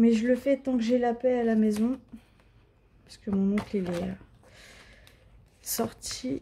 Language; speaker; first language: French; native; French